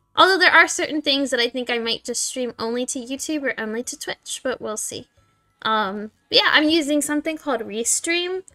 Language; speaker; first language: English; native; English